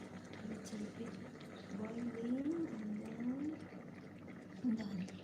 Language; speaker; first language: English; non-native, learner; Bikol